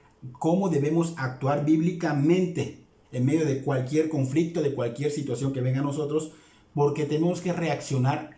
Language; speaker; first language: Spanish; native; Spanish